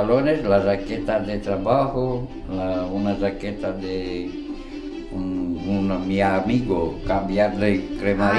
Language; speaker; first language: Spanish; non-native, learner; Romanian